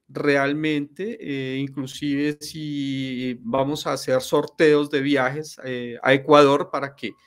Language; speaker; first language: Spanish; native; Spanish